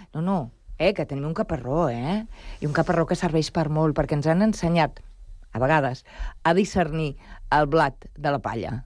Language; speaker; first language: Catalan; early bilingual, other home language; Spanish